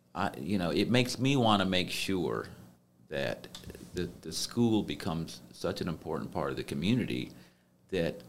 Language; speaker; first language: English; native; English